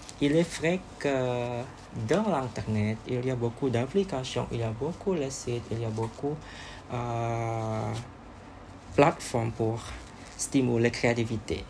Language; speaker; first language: French; non-native, learner; Indonesian